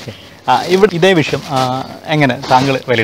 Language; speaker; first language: Malayalam; native; Malayalam